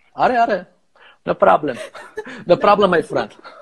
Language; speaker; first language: English; non-native, fluent; Persian